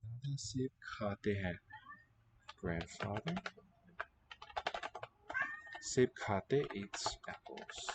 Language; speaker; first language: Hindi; non-native, learner; English